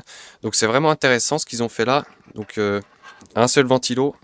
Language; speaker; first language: French; native; French